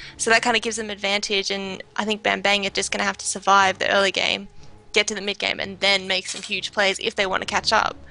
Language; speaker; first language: English; native; English